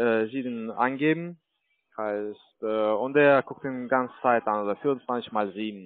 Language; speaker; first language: German; non-native, learner; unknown